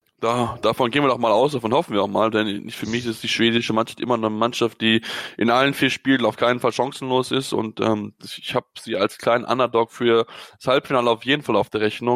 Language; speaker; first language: German; native; German